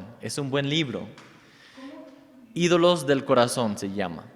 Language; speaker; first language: Spanish; non-native, fluent; English